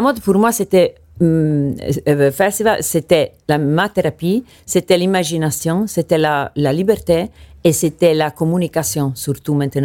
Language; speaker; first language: French; non-native, learner; Italian